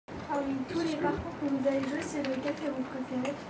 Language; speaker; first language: French; native; French